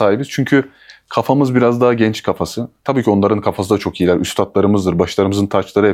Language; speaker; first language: Turkish; native; Turkish